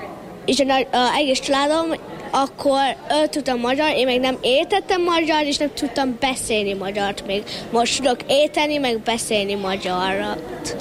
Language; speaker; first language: Hungarian; early bilingual, heritage; English